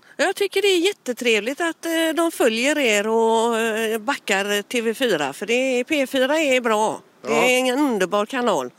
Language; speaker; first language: Swedish; native; Swedish